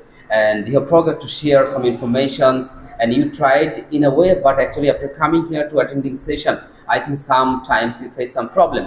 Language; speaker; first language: English; non-native, fluent; Bangla